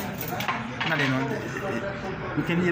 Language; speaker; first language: French; non-native, learner; Haitian Creole